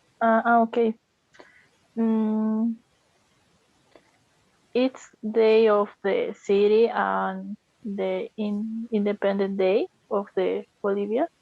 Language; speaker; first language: English; non-native, learner; Spanish